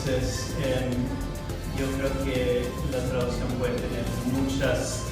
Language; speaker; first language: Spanish; non-native, fluent; English